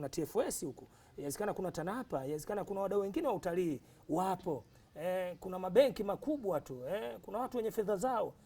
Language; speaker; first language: Swahili; native; Swahili